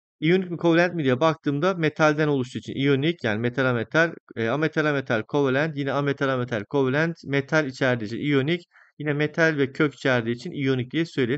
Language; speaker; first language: Turkish; native; Turkish